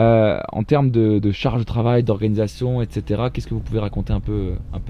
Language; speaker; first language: French; native; French